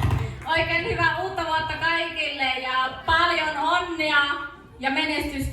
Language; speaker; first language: Finnish; non-native, fluent; Khmer